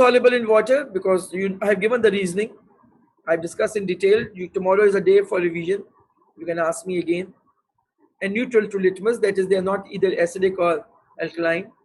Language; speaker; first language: English; non-native, local second language; Urdu